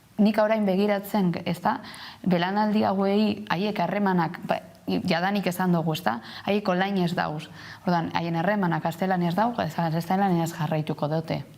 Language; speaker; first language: Basque; non-native, local second language; Spanish